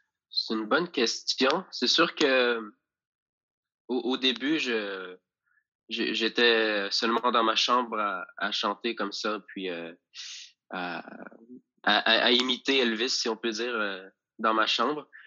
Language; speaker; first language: French; native; French